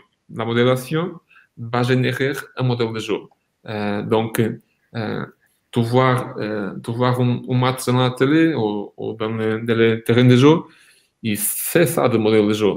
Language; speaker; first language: French; non-native, fluent; Portuguese